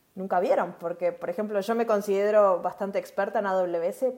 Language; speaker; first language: Spanish; native; Spanish